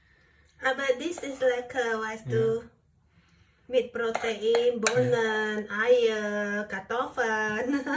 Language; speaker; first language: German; non-native, learner; Indonesian